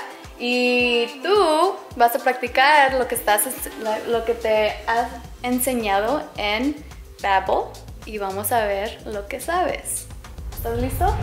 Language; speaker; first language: Spanish; early bilingual, heritage; English